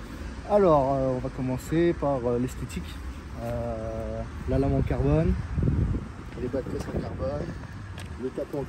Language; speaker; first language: French; native; French